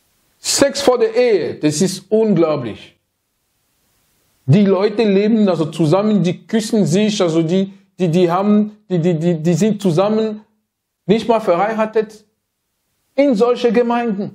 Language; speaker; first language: German; non-native, fluent; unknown